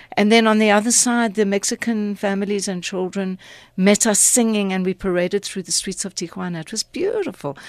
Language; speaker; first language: English; native; English